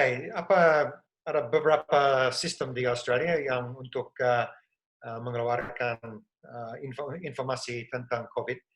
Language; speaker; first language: Indonesian; non-native, fluent; English